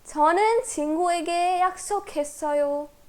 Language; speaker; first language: Korean; non-native, fluent; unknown